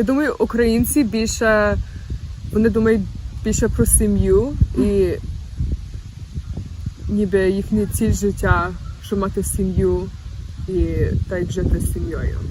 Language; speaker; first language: Ukrainian; early bilingual, other home language; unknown